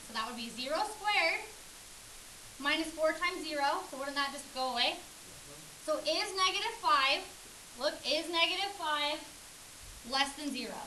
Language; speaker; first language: English; native; English